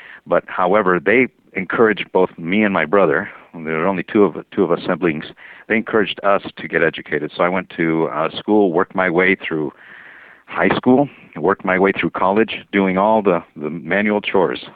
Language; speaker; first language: English; non-native, fluent; Spanish